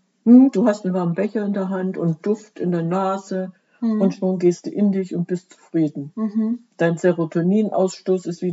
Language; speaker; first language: German; native; German